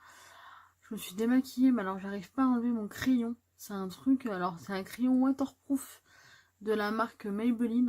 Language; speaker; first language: French; native; French